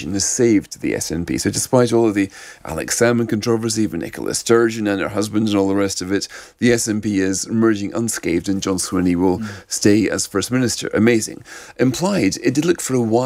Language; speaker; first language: English; native; English